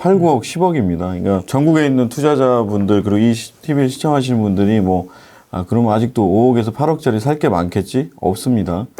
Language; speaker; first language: Korean; native; Korean